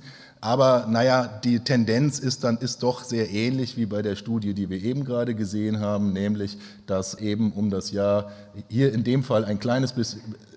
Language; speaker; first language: German; native; German